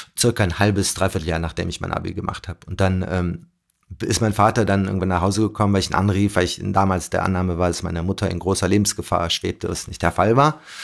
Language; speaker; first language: German; early bilingual, other home language; Arabic